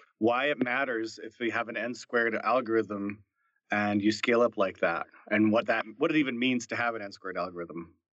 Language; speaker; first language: English; native; English